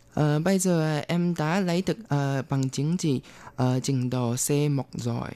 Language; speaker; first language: Vietnamese; non-native, fluent; Chinese